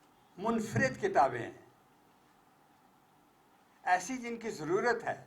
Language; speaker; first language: Urdu; native; Urdu